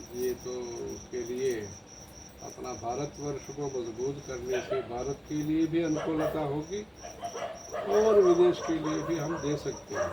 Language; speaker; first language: Hindi; non-native, local second language; Tamil